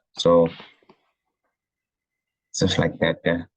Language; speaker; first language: English; non-native, learner; Indonesian